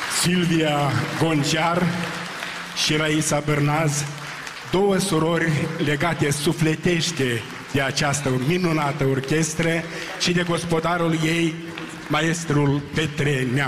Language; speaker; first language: Romanian; native; Romanian